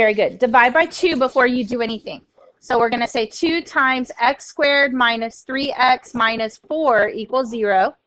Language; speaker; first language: English; native; English